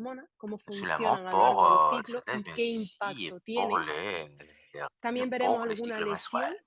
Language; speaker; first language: French; non-native, learner; Spanish